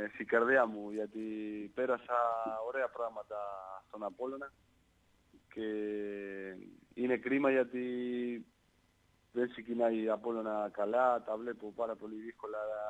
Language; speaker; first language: Greek; non-native, learner; Spanish